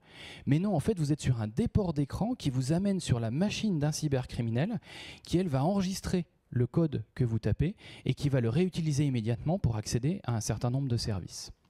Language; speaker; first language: French; native; French